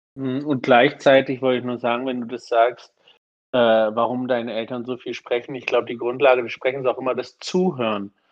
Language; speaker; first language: German; native; German